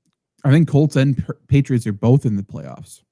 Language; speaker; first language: English; native; English